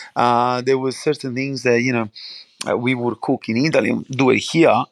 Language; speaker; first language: English; non-native, fluent; Italian